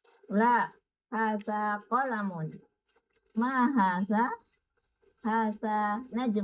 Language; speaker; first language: Arabic; non-native, learner; Indonesian